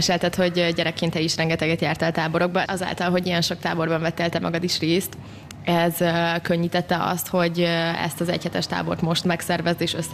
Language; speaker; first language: Hungarian; native; Hungarian